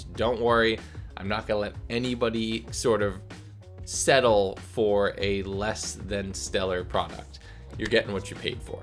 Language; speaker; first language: English; native; English